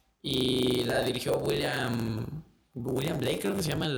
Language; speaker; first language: Spanish; native; Spanish